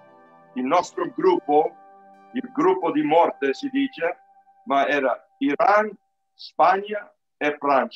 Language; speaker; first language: Italian; early bilingual, heritage; Italian